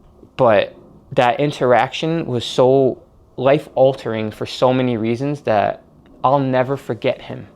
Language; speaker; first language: English; native; English